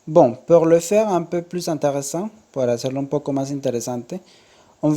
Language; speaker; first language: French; non-native, fluent; Spanish